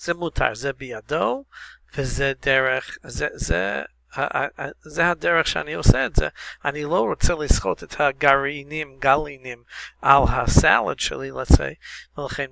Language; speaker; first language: Hebrew; non-native, fluent; English